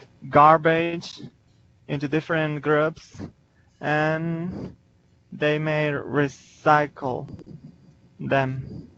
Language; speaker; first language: English; non-native, learner; Spanish